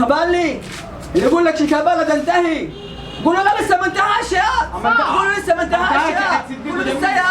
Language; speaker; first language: Arabic; native; Arabic